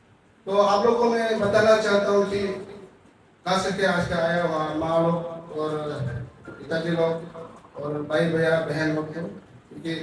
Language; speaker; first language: Hindi; non-native, local second language; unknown